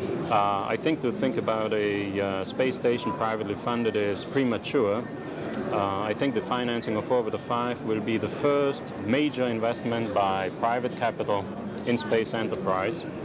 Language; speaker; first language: English; non-native, fluent; German